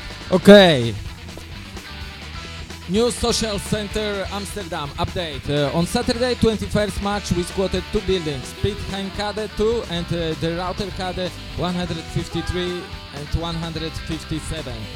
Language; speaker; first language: English; non-native, fluent; Polish